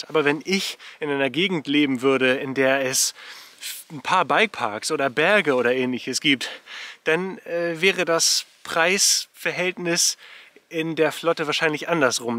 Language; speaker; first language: German; native; German